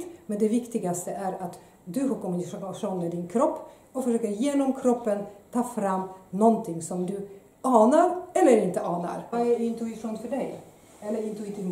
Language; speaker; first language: Swedish; non-native, fluent; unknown